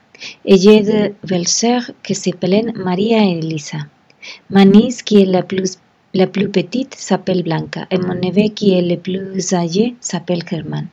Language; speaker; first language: French; non-native, learner; Spanish